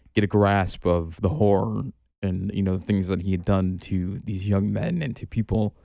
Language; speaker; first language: English; native; English